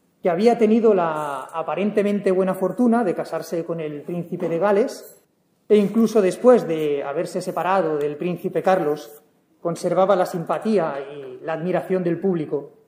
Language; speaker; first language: Spanish; native; Spanish